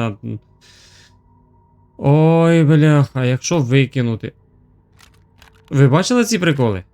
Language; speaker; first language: Ukrainian; native; Ukrainian